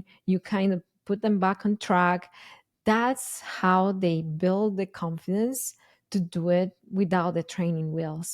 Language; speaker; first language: English; non-native, fluent; Spanish